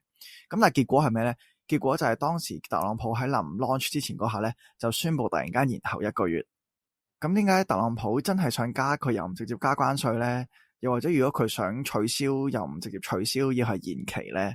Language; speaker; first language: Cantonese; native; Cantonese